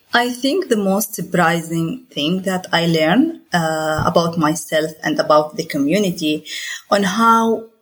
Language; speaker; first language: English; non-native, fluent; Arabic